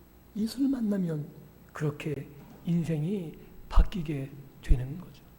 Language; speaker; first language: Korean; native; Korean